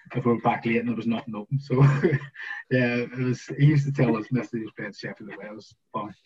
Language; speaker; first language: English; native; English